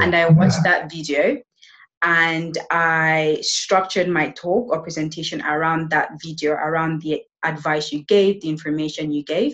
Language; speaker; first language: English; non-native, local second language; Yoruba